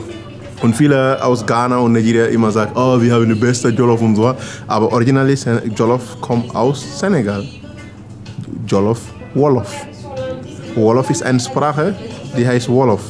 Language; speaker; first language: German; non-native, learner; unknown